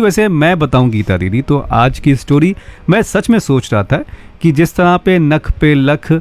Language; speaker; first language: Hindi; native; Hindi